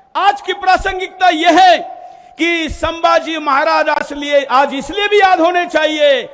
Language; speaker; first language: Hindi; non-native, local second language; Marathi